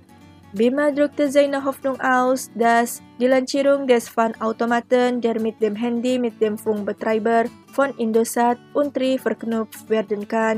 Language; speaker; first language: German; non-native, fluent; Indonesian